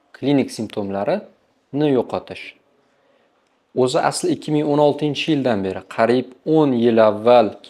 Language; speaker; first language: Uzbek; native; Uzbek